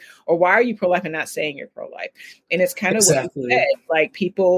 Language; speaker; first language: English; native; English